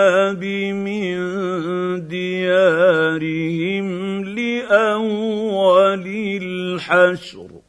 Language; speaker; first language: Arabic; native; Arabic